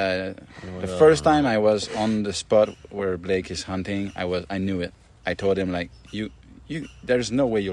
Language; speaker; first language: English; non-native, fluent; French